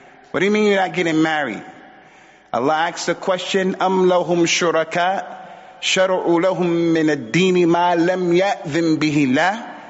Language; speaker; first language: English; native; English